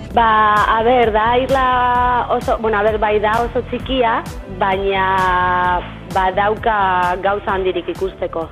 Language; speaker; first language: Basque; non-native, local second language; Spanish